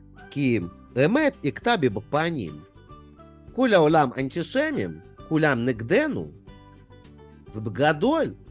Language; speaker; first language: Hebrew; non-native, fluent; Russian